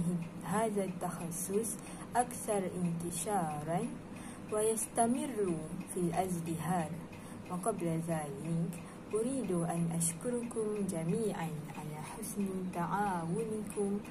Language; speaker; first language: Arabic; non-native, learner; Malay